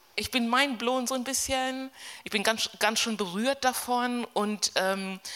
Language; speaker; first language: German; non-native, fluent; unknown